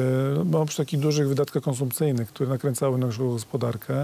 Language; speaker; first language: Polish; native; Polish